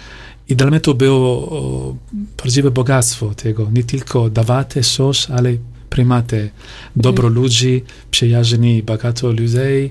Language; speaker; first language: Polish; non-native, learner; Italian